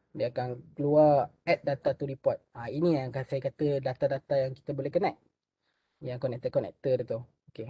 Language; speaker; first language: Malay; native; Malay